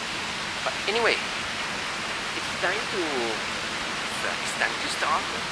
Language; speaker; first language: English; non-native, fluent; Italian